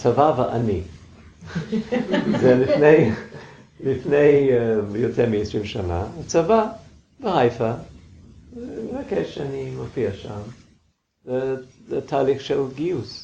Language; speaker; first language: Hebrew; non-native, fluent; English